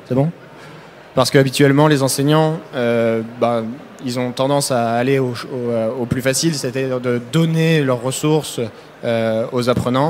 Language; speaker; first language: French; native; French